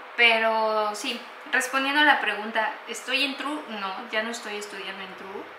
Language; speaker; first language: Spanish; native; Spanish